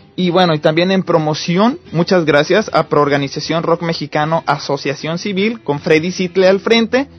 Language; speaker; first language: Spanish; native; Spanish